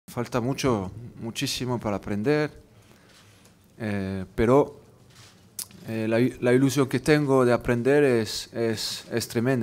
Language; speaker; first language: Spanish; non-native, fluent; French